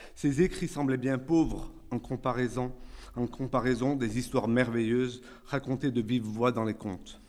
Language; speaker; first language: French; native; French